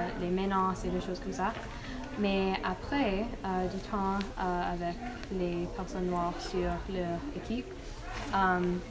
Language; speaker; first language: French; non-native, learner; English